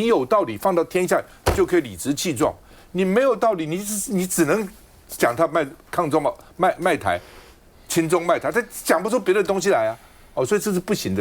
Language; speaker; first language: Chinese; native; Chinese